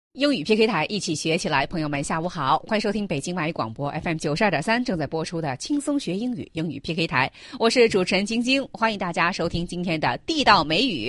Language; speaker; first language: Chinese; native; Chinese